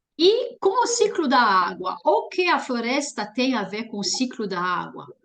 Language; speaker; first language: Portuguese; non-native, fluent; French